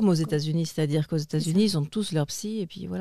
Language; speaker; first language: French; native; French